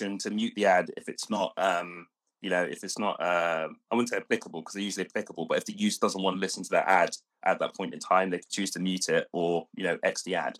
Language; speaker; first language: English; native; English